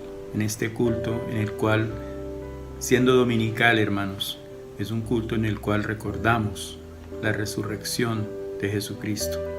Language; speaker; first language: Spanish; native; Spanish